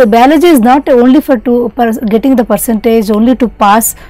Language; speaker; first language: English; non-native, local second language; Kannada